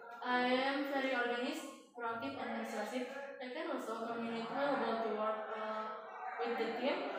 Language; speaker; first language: English; non-native, learner; Indonesian